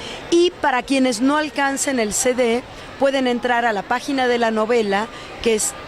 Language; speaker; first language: Spanish; native; Spanish